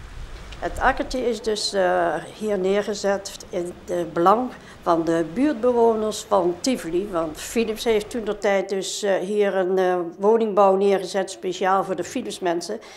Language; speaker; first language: Dutch; native; Dutch